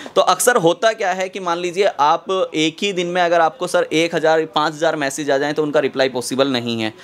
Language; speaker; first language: Hindi; native; Hindi